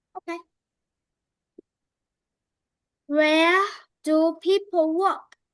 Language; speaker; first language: English; non-native, learner; Vietnamese